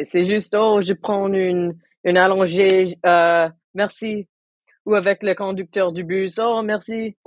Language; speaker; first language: French; non-native, local second language; English